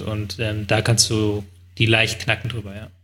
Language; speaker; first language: German; native; German